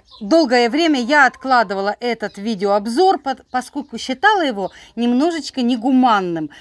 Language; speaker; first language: Russian; native; Russian